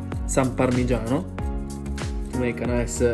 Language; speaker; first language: English; non-native, fluent; Italian